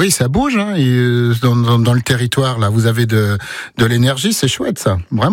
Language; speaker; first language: French; native; French